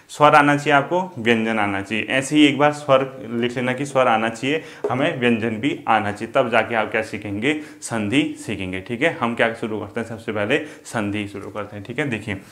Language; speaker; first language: Hindi; native; Hindi